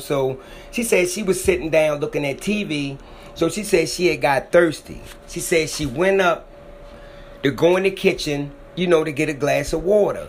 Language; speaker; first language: English; native; English